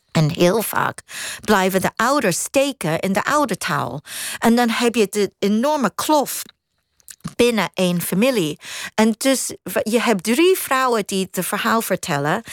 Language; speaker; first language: Dutch; non-native, fluent; Cantonese